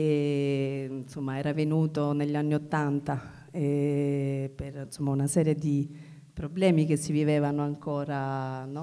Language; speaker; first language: Italian; native; Italian